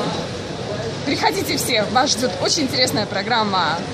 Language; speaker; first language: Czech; non-native, learner; Russian